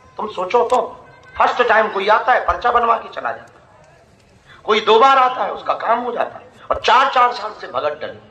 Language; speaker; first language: Hindi; native; Hindi